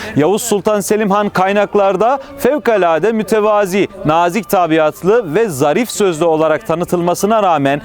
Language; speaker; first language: Turkish; native; Turkish